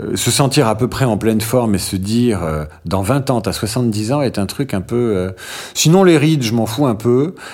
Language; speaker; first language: French; native; French